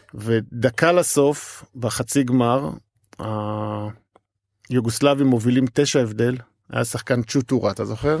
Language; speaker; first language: Hebrew; native; Hebrew